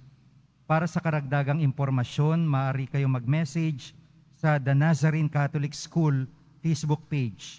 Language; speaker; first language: Filipino; native; Filipino